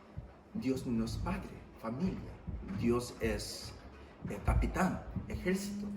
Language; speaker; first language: Spanish; non-native, fluent; English